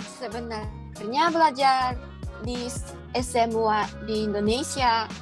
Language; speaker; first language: Indonesian; non-native, fluent; Japanese